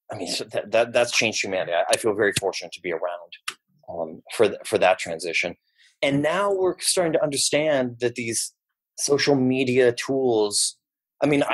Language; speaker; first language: English; native; English